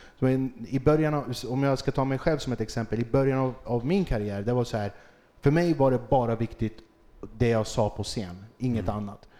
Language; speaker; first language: Swedish; early bilingual, other home language; Kurdish